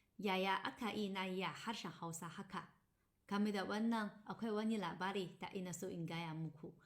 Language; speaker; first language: Hausa; non-native, fluent; Chinese